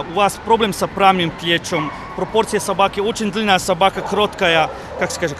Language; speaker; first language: Russian; non-native, learner; Serbian